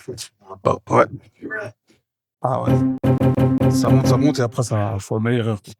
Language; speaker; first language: French; native; French